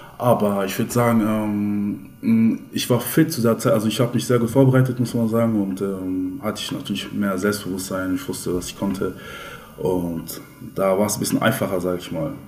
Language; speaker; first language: German; early bilingual, other home language; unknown